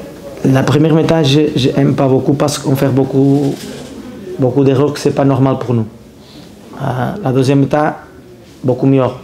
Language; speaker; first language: French; non-native, learner; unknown